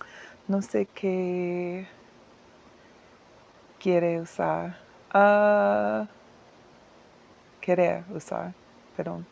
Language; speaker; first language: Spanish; non-native, learner; English